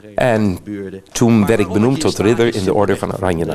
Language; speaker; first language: Dutch; early bilingual, heritage; Dutch